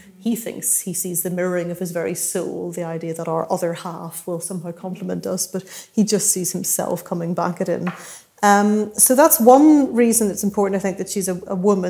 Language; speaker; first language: English; native; English